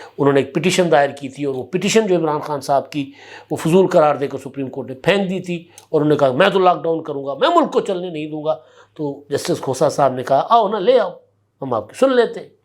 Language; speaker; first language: Urdu; non-native, local second language; Sindhi